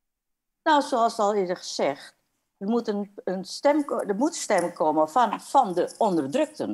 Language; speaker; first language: Dutch; non-native, fluent; Indonesian